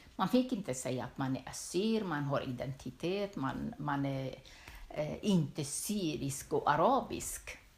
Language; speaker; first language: Swedish; non-native, fluent; Turoyo